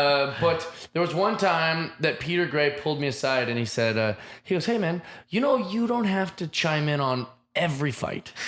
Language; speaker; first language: English; native; English